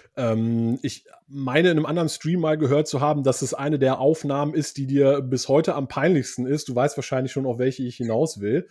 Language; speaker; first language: German; early bilingual, other home language; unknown